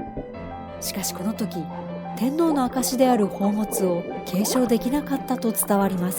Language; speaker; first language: Japanese; native; Japanese